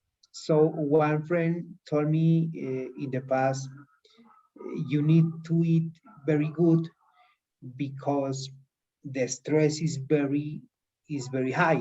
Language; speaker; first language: English; non-native, learner; Spanish